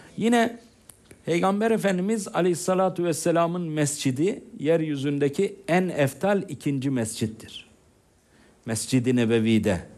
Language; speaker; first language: Turkish; native; Turkish